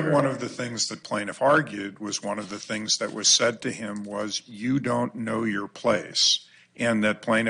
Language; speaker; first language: English; native; English